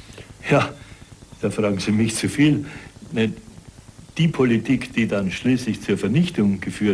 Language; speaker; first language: German; native; German